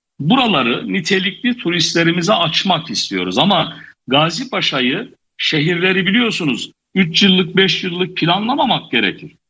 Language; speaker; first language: Turkish; native; Turkish